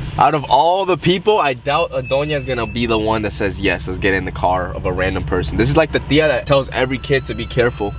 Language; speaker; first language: English; early bilingual, other home language; Spanish